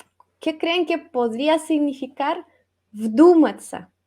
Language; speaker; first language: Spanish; non-native, fluent; Russian